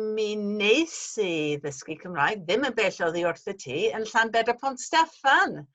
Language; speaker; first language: Welsh; non-native, fluent; English